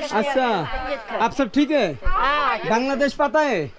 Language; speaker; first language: Hindi; non-native, learner; Bangla